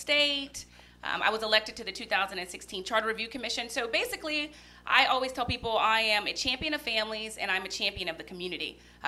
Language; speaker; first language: English; native; English